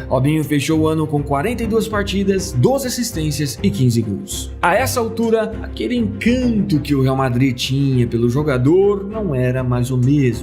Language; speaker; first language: Portuguese; native; Portuguese